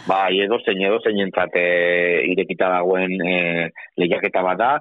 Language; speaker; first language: Basque; native; Basque